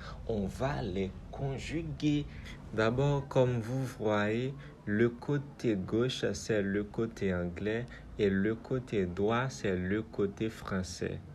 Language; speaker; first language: French; non-native, local second language; Haitian Creole